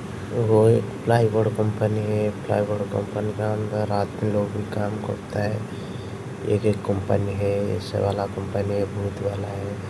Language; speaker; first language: Hindi; non-native, local second language; Odia